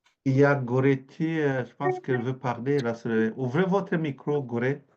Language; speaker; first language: French; native; French